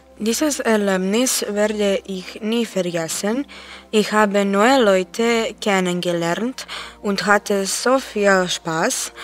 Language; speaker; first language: German; non-native, learner; Serbian